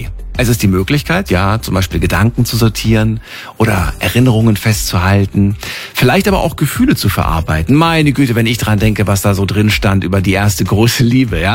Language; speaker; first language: German; native; German